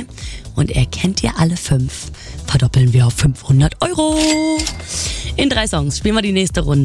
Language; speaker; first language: German; native; German